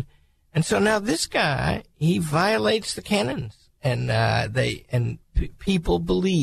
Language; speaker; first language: English; native; English